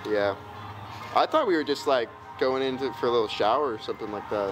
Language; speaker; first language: English; native; English